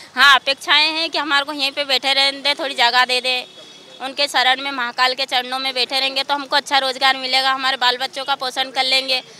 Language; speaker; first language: Hindi; native; Hindi